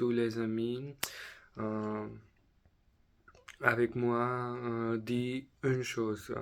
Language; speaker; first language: French; non-native, learner; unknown